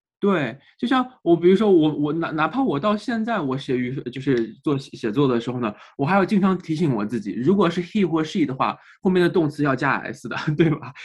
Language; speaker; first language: Chinese; native; Chinese